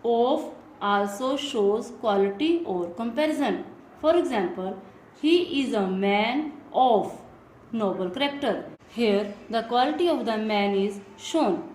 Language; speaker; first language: English; non-native, local second language; Punjabi